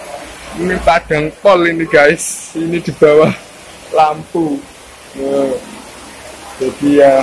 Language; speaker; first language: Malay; non-native, local second language; Javanese